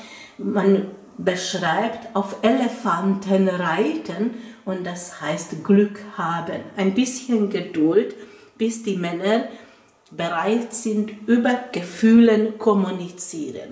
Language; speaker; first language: German; non-native, fluent; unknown